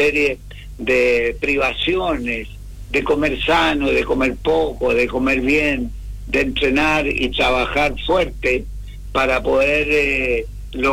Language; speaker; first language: Spanish; native; Spanish